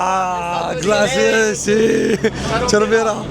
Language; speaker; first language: Spanish; non-native, learner; French